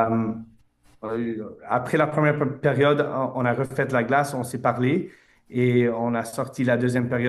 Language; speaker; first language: French; non-native, fluent; English